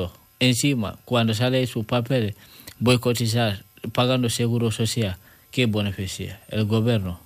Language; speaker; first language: Spanish; non-native, learner; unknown